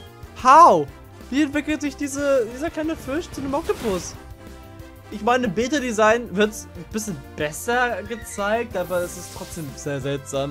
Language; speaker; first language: German; native; German